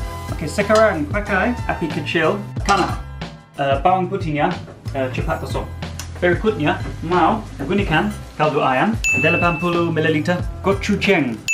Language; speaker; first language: Indonesian; non-native, learner; English